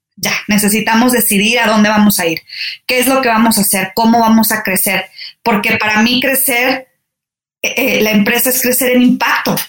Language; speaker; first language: Spanish; native; Spanish